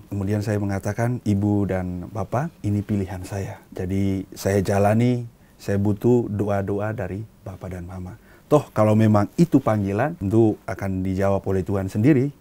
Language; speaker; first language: Indonesian; native; Indonesian